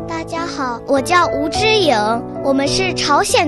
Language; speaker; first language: Chinese; non-native, local second language; Korean